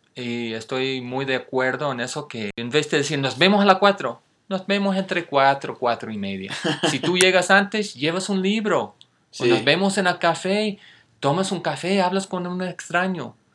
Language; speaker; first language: Spanish; non-native, fluent; English